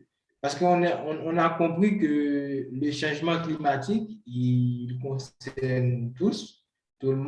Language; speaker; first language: French; non-native, local second language; Haitian Creole